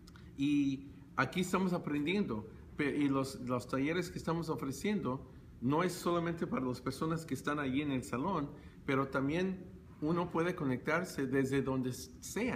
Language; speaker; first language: Spanish; early bilingual, heritage; Spanish